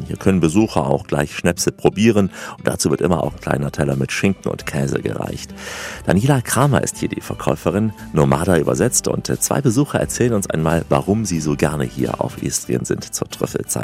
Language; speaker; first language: German; native; German